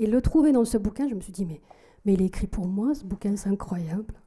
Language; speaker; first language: French; native; French